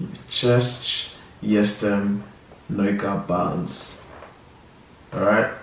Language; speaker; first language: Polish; non-native, learner; English